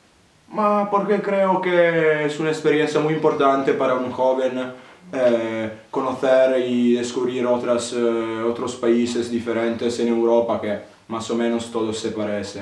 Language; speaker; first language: Spanish; non-native, learner; Italian